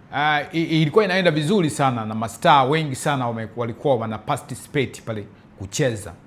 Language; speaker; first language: Swahili; early bilingual, heritage; Swahili